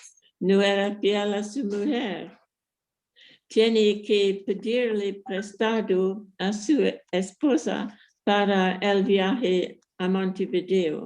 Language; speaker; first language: Spanish; non-native, fluent; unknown